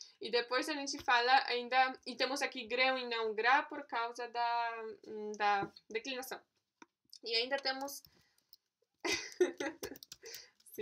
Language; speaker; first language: Portuguese; non-native, fluent; Polish